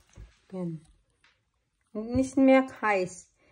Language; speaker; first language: German; non-native, learner; Filipino